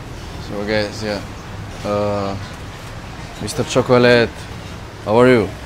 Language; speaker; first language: English; non-native, learner; Arabic